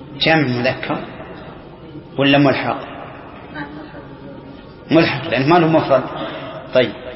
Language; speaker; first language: Arabic; native; Arabic